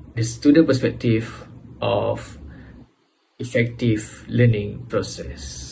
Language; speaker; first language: English; non-native, local second language; Malay